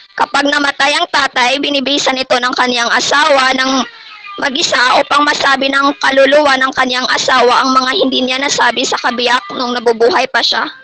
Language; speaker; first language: Filipino; non-native, local second language; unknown